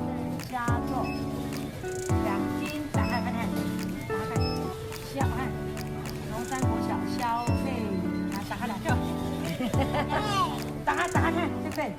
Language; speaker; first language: Chinese; native; Chinese